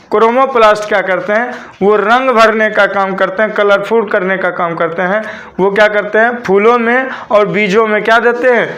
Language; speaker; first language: Hindi; native; Hindi